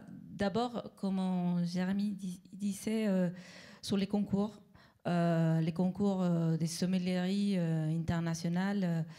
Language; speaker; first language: French; non-native, fluent; Spanish